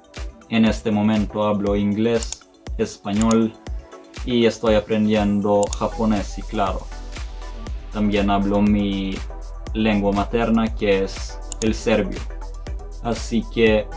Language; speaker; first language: Spanish; non-native, fluent; Serbian